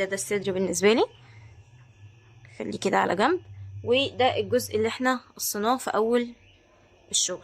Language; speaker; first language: Arabic; native; Arabic